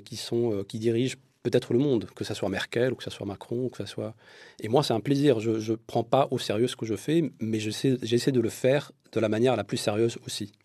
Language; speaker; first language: French; non-native, local second language; Arabic